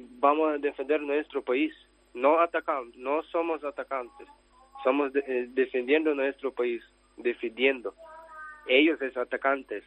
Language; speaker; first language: Spanish; non-native, learner; Ukrainian